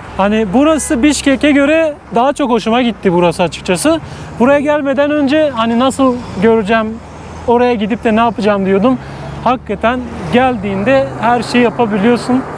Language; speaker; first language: Turkish; native; Turkish